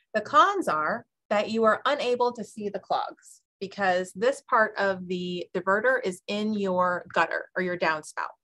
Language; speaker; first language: English; native; English